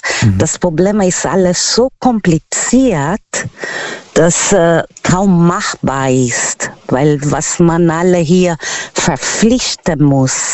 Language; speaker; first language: German; non-native, learner; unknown